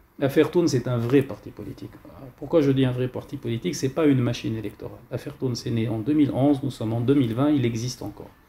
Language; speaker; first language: French; non-native, local second language; Arabic